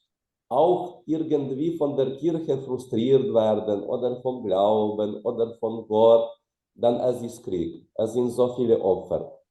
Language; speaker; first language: German; non-native, fluent; Ukrainian